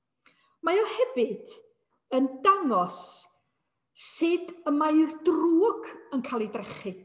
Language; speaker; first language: Welsh; native; Welsh